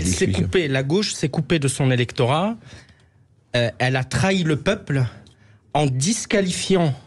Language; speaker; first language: French; native; French